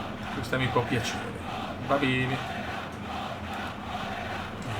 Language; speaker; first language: Italian; native; Italian